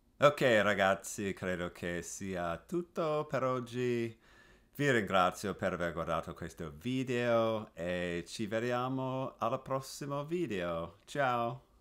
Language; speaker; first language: Italian; non-native, learner; English